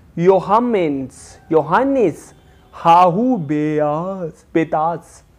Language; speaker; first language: English; non-native, local second language; Hindi